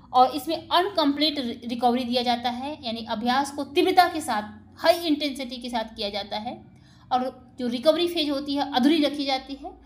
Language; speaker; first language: Hindi; native; Hindi